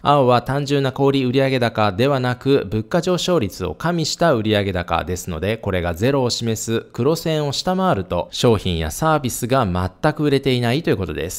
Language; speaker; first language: Japanese; native; Japanese